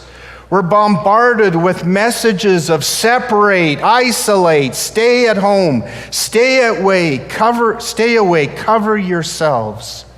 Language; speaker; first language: English; native; English